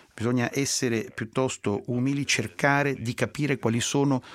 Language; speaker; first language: Italian; native; Italian